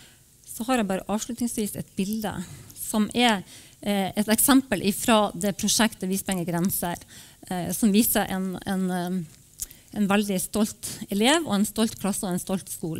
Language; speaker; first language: Norwegian; native; Norwegian